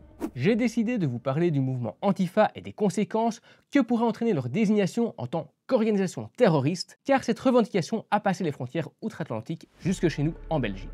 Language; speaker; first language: French; native; French